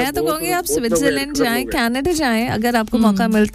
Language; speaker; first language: Hindi; native; Hindi